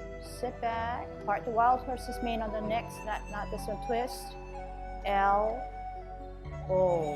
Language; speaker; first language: English; native; English